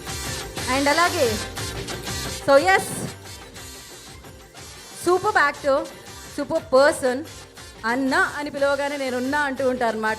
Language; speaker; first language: Telugu; native; Telugu